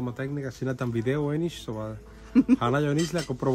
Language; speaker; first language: Hungarian; non-native, learner; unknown